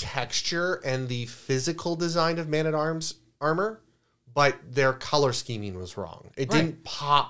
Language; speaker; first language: English; native; English